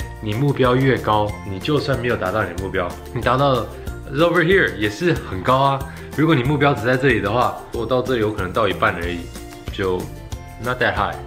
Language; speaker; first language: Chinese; early bilingual, heritage; Chinese